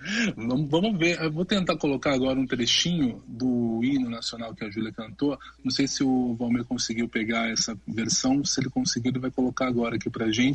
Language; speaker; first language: Portuguese; native; Portuguese